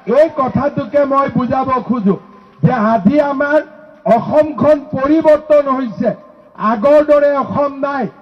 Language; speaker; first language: Assamese; native; Assamese